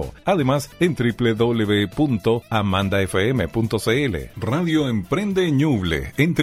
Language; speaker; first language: Spanish; native; Spanish